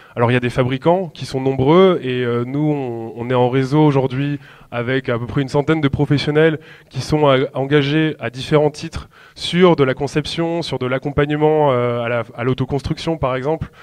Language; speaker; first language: French; native; French